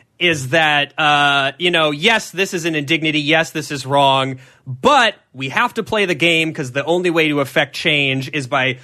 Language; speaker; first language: English; native; English